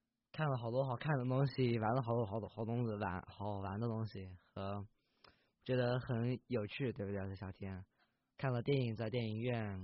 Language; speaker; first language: Chinese; early bilingual, heritage; Chinese